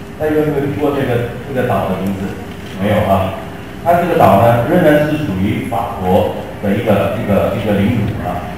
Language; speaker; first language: Chinese; non-native, local second language; Hakka Chinese